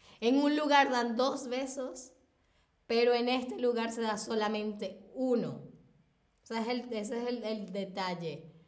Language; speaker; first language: Spanish; native; Spanish